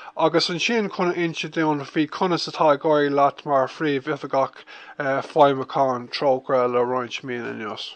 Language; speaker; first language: Irish; non-native, local second language; English